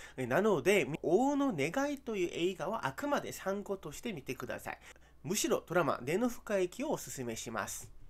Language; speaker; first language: Japanese; non-native, fluent; Korean